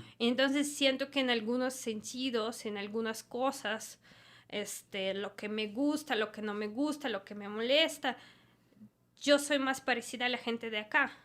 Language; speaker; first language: Spanish; non-native, fluent; Russian